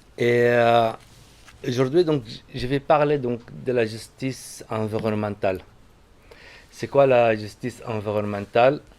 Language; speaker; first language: French; non-native, fluent; Arabic